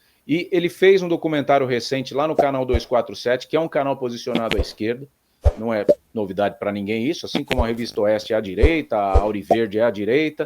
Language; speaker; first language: Portuguese; native; Portuguese